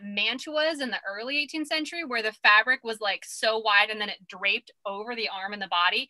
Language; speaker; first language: English; native; English